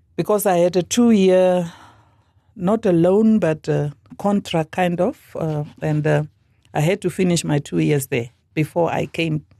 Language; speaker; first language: English; non-native, local second language; Afrikaans